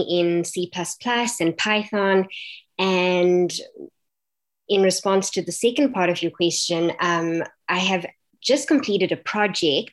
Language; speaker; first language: English; native; English